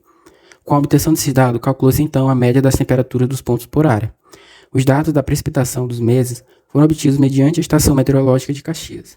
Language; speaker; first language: Portuguese; native; Portuguese